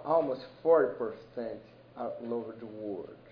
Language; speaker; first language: English; non-native, learner; Portuguese